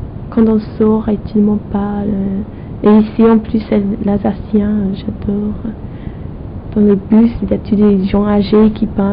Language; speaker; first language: French; non-native, fluent; English